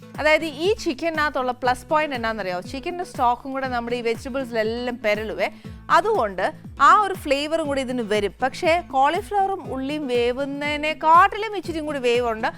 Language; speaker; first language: Malayalam; native; Malayalam